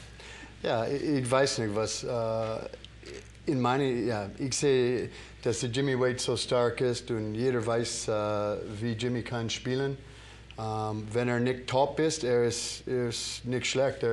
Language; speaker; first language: German; non-native, learner; English